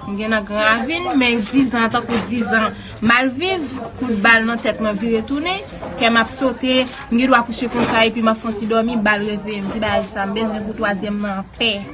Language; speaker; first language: Haitian Creole; native; Haitian Creole